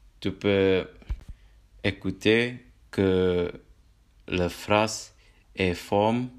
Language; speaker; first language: French; non-native, learner; Indonesian